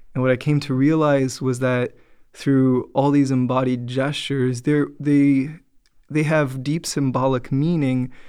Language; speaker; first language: English; native; English